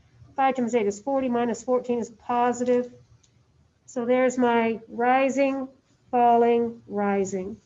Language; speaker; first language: English; native; English